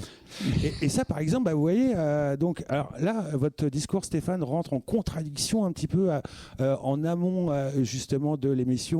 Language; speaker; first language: French; native; French